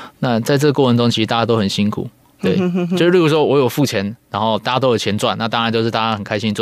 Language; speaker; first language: Chinese; native; Chinese